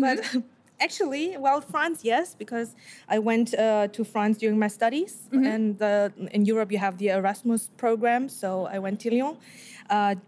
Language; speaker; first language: English; non-native, fluent; Korean